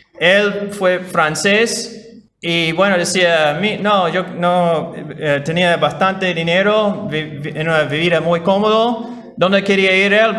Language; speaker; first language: Spanish; non-native, fluent; English